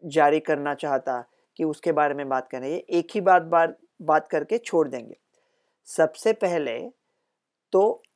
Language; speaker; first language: Hindi; non-native, local second language; Marathi